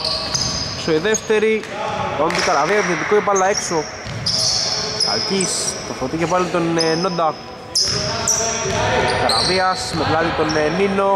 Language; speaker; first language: Greek; native; Greek